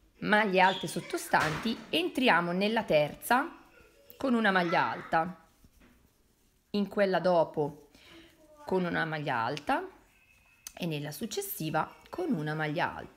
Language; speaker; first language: Italian; native; Italian